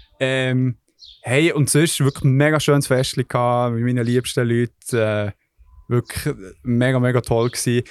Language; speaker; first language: German; early bilingual, other home language; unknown